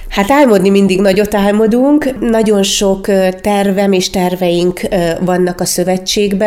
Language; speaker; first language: Hungarian; native; Hungarian